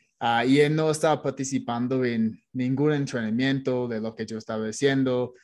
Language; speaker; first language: Spanish; non-native, fluent; English